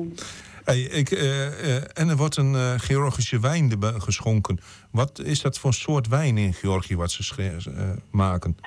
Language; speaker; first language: Dutch; native; Dutch